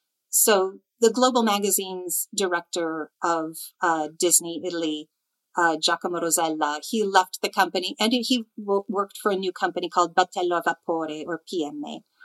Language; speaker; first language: English; native; English